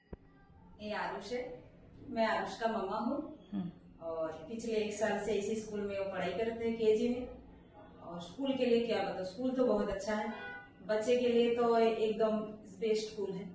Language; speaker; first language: Hindi; non-native, local second language; Bangla